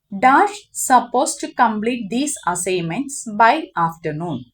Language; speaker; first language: English; non-native, local second language; Malayalam